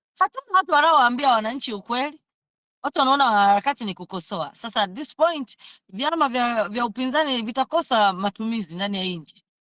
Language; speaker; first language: Swahili; native; Swahili